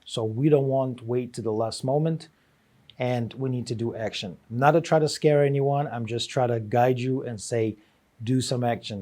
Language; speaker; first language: English; non-native, fluent; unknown